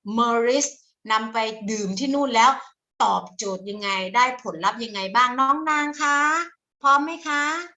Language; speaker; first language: Thai; native; Thai